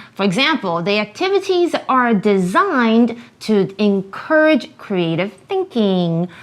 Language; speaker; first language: English; non-native, fluent; Chinese